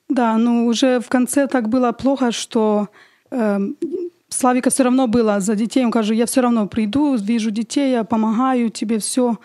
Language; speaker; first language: Russian; early bilingual, heritage; Russian